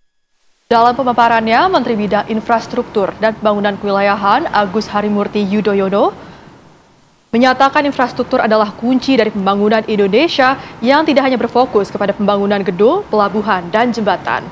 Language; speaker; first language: Indonesian; native; Indonesian